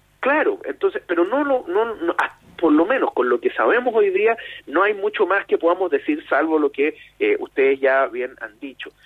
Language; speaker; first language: Spanish; native; Spanish